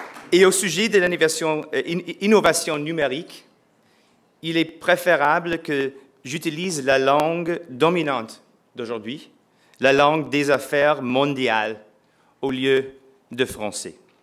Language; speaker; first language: French; non-native, learner; English